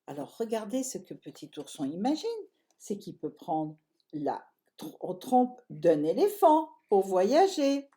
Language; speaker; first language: French; native; French